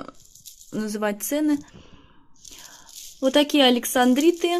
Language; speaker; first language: Russian; native; Russian